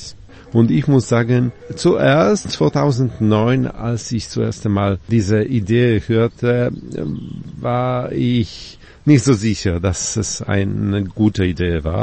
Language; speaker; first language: German; non-native, fluent; Polish